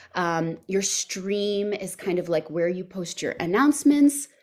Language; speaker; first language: English; native; English